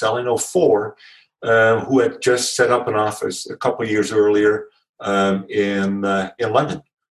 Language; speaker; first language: English; non-native, fluent; Dutch